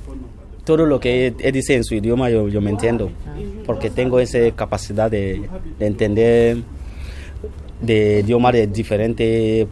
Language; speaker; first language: Spanish; non-native, fluent; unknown